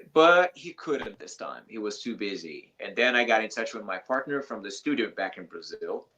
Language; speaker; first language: English; non-native, fluent; Portuguese